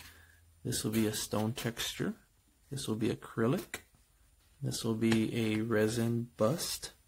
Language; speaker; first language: English; native; English